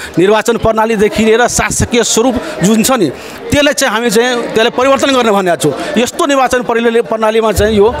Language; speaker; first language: Nepali; non-native, local second language; Maithili